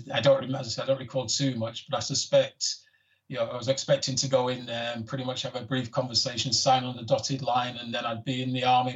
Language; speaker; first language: English; native; English